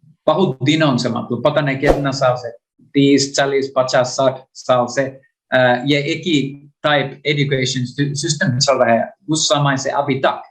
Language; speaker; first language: Hindi; non-native, learner; Finnish